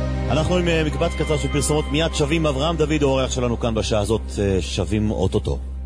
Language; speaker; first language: Hebrew; native; Hebrew